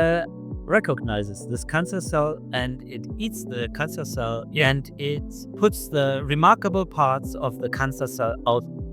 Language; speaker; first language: English; non-native, fluent; German